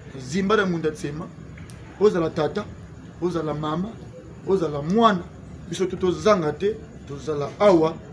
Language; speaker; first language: Lingala; non-native, local second language; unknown